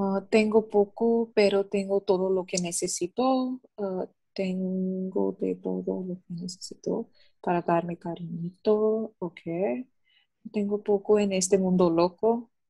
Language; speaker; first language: Spanish; non-native, learner; English